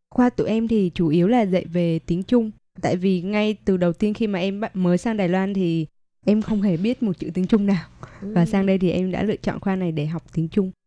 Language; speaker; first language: Vietnamese; native; Vietnamese